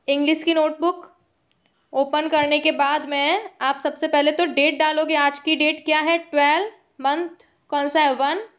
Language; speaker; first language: Hindi; native; Hindi